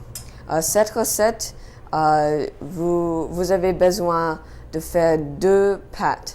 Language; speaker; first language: French; non-native, learner; English